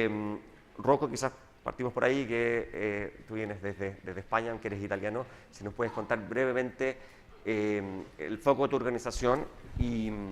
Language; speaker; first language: Spanish; native; Spanish